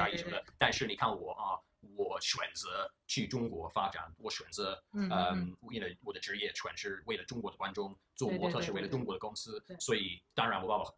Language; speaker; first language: Chinese; early bilingual, heritage; English